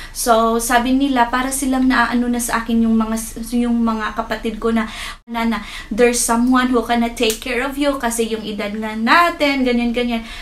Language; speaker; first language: Filipino; non-native, local second language; Cebuano